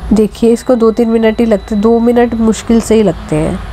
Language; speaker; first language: Hindi; native; Hindi